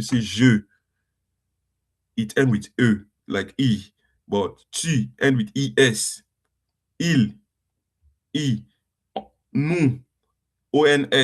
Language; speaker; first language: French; non-native, learner; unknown